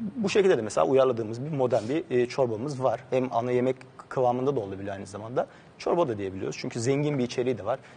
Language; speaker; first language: Turkish; native; Turkish